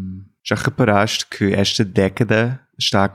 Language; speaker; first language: Portuguese; non-native, fluent; English